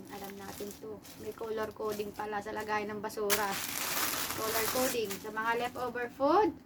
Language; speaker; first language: Filipino; native; Filipino